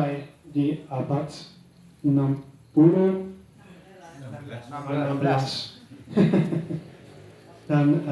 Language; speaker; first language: Indonesian; non-native, learner; Dutch